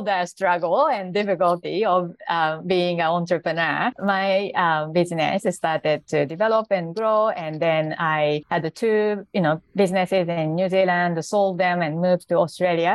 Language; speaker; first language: English; non-native, fluent; Japanese